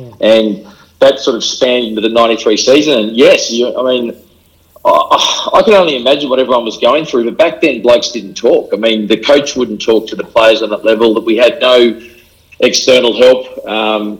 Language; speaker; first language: English; native; English